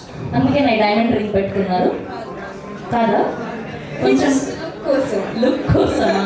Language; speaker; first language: Telugu; native; Telugu